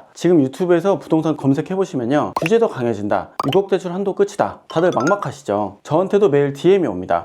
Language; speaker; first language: Korean; native; Korean